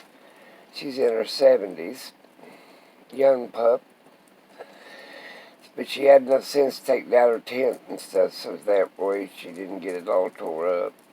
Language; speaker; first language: English; native; English